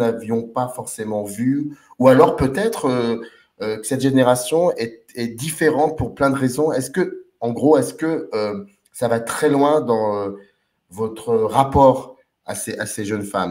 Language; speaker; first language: French; native; French